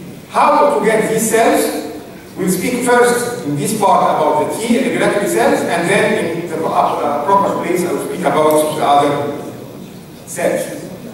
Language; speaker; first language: English; non-native, fluent; Arabic